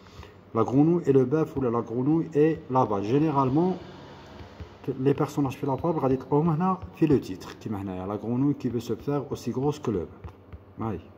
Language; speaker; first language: French; non-native, local second language; Arabic